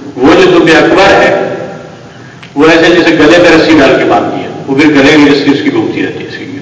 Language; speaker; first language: Urdu; non-native, local second language; Pashto